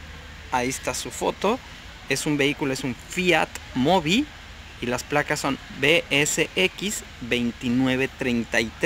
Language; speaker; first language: Spanish; native; Spanish